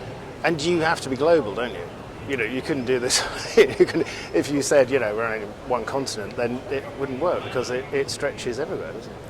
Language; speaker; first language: English; native; English